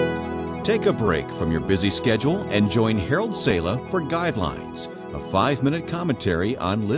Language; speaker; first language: English; native; English